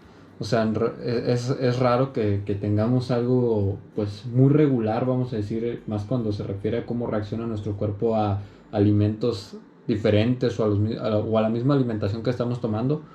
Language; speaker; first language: Spanish; native; Spanish